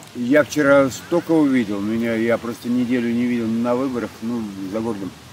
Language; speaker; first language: Russian; native; Russian